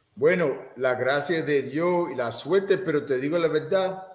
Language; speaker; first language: Spanish; non-native, fluent; English